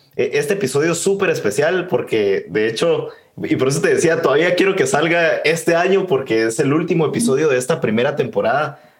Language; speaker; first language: Spanish; native; Spanish